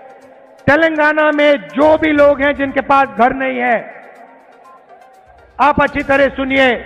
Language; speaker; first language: Hindi; non-native, local second language; Telugu